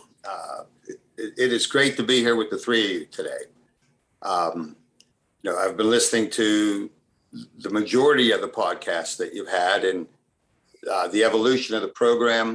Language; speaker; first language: English; early bilingual, other home language; Italian